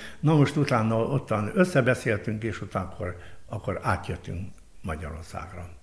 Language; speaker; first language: Hungarian; native; Hungarian